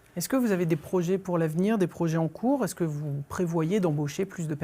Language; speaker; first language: French; native; French